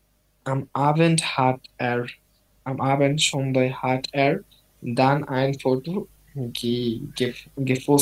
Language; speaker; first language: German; non-native, learner; Bangla